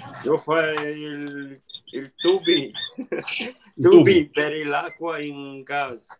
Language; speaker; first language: Italian; non-native, learner; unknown